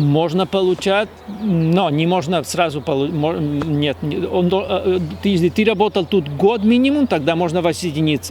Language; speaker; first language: Russian; non-native, fluent; Spanish